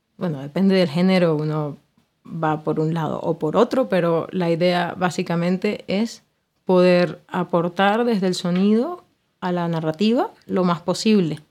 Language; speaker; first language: Spanish; native; Spanish